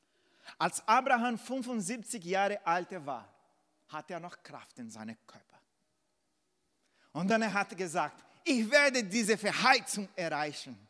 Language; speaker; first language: German; non-native, fluent; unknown